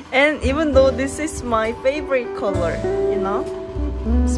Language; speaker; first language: English; non-native, learner; Korean